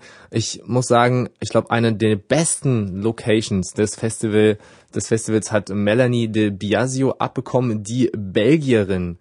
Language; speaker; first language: German; native; German